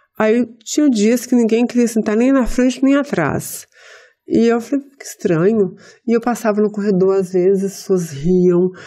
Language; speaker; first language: Portuguese; native; Portuguese